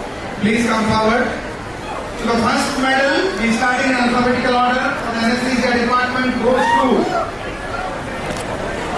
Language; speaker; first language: English; non-native, local second language; Telugu